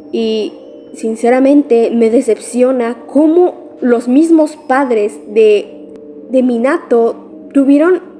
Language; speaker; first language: Spanish; native; Spanish